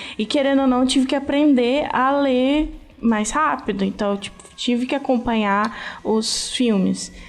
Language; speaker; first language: Portuguese; native; Portuguese